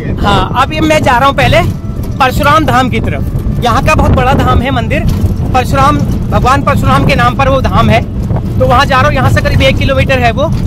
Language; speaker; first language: Hindi; native; Hindi